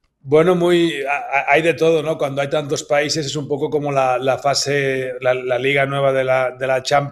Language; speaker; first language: Spanish; native; Spanish